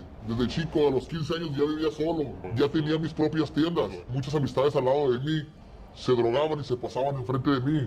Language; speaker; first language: Spanish; native; Spanish